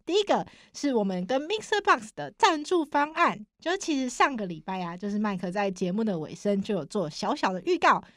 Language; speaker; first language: Chinese; native; Chinese